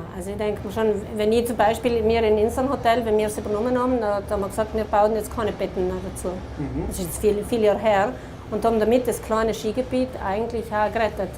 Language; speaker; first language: German; native; German